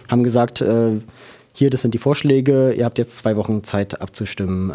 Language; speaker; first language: German; native; German